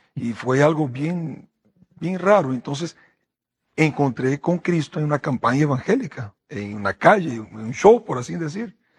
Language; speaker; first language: Spanish; non-native, fluent; Portuguese